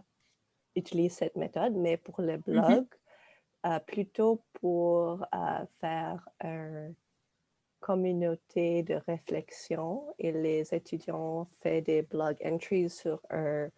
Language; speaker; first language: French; non-native, local second language; English